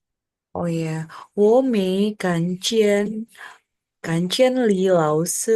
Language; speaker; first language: Chinese; non-native, learner; Indonesian